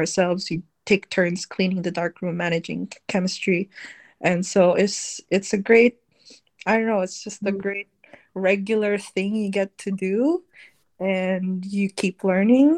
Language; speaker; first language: English; non-native, local second language; Filipino